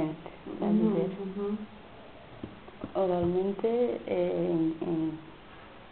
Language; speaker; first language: Portuguese; non-native, local second language; Kabuverdianu